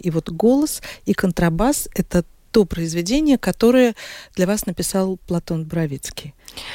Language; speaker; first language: Russian; native; Russian